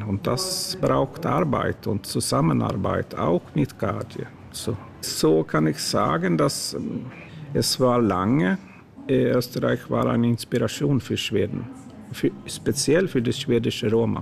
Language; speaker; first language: German; non-native, fluent; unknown